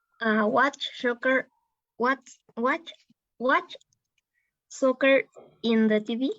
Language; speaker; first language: English; non-native, learner; Spanish